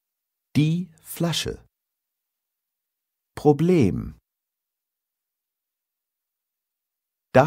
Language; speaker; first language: German; non-native, fluent; English